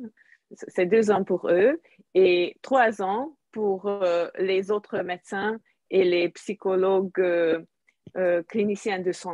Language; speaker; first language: French; non-native, fluent; Hungarian